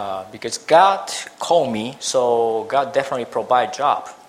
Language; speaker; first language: English; non-native, fluent; Japanese